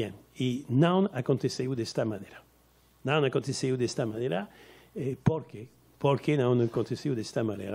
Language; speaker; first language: Portuguese; non-native, learner; French